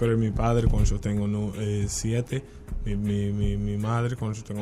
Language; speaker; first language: Spanish; non-native, learner; English